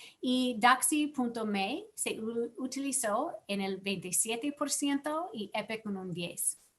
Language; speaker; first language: Spanish; non-native, fluent; English